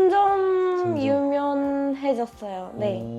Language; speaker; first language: Korean; non-native, learner; Japanese